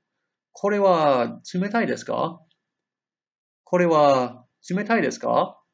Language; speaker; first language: Japanese; non-native, fluent; English